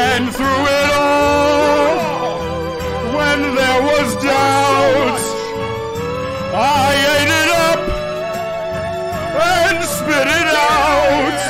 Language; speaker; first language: English; native; English